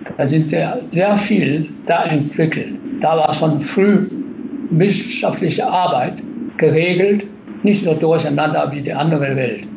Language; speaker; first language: German; non-native, fluent; Chinese